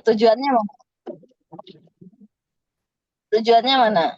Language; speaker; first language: Indonesian; native; Indonesian